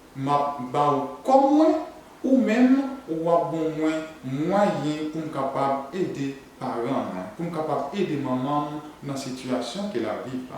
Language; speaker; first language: French; non-native, learner; Haitian Creole